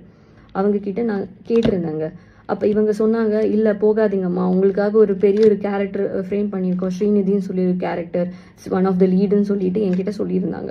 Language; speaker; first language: Tamil; non-native, local second language; Malayalam